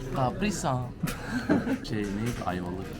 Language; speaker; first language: Turkish; native; Turkish